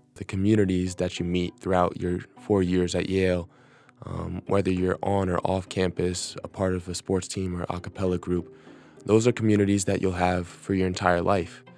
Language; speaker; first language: English; native; English